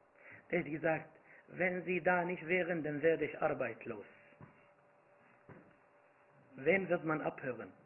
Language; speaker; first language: German; non-native, fluent; Arabic